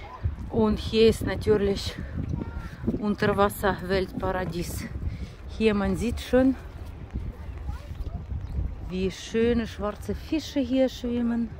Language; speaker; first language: German; non-native, learner; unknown